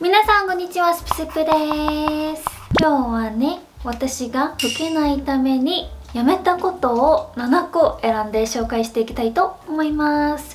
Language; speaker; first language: Japanese; non-native, fluent; Korean